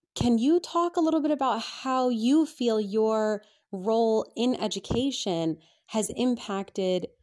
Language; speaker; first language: English; native; English